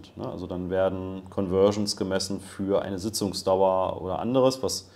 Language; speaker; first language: German; native; German